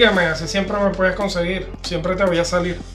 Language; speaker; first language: Spanish; native; Spanish